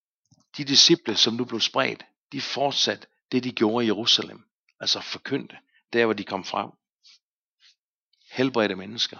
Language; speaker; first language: Danish; native; Danish